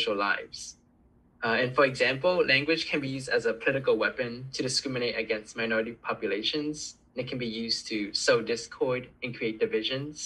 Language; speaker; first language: English; early bilingual, other home language; Cantonese